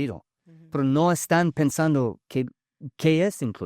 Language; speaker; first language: Spanish; early bilingual, heritage; English